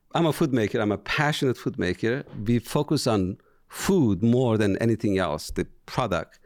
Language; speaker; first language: English; non-native, fluent; Turkish